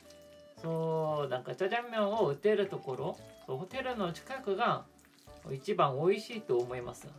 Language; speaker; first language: Japanese; non-native, fluent; Korean